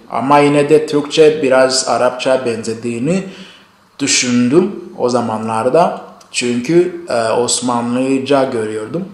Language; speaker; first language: Turkish; non-native, fluent; Arabic